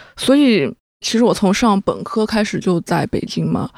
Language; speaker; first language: Chinese; native; Chinese